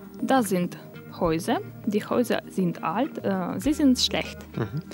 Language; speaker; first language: German; non-native, learner; Russian